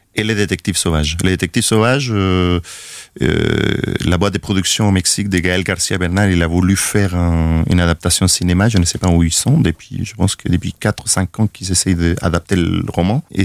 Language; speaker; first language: French; non-native, fluent; Spanish